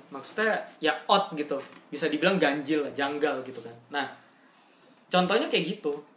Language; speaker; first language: Indonesian; native; Indonesian